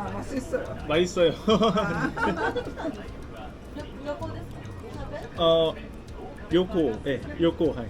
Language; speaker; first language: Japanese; non-native, learner; Korean